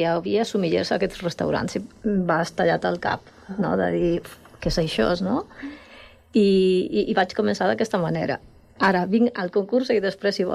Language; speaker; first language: Catalan; non-native, local second language; Spanish